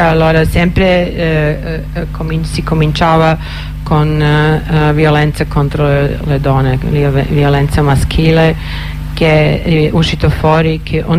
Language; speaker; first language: Italian; non-native, fluent; Serbian